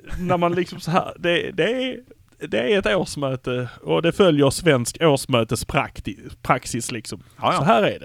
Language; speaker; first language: Swedish; native; Swedish